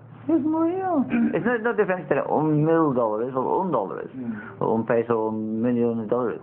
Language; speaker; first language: Spanish; non-native, learner; English